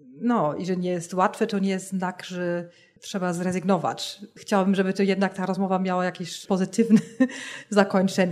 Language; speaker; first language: Polish; non-native, fluent; German